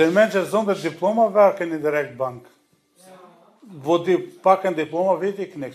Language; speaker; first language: Dutch; non-native, learner; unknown